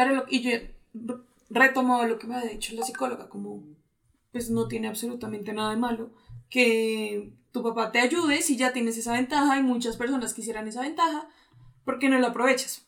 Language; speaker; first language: Spanish; native; Spanish